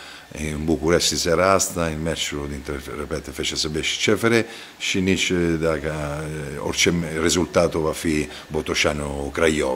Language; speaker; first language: Romanian; non-native, fluent; Italian